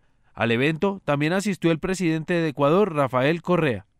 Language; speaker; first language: Spanish; native; Spanish